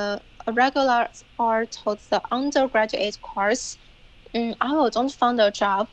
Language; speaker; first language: English; non-native, learner; Chinese